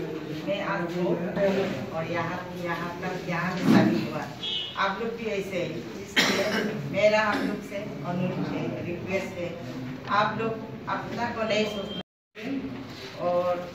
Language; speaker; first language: Hindi; non-native, local second language; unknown